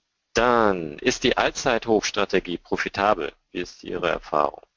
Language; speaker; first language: German; native; German